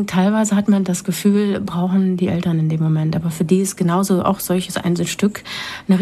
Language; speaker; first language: German; native; German